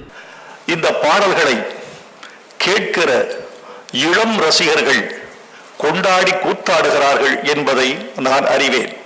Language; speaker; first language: Tamil; native; Tamil